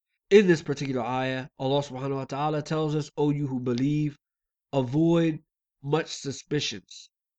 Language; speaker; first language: English; native; English